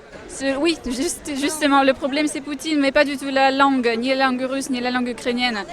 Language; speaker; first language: French; non-native, fluent; Russian